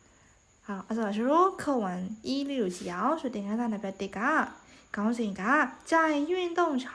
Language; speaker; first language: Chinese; non-native, fluent; Burmese